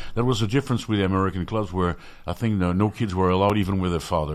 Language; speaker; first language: English; non-native, fluent; French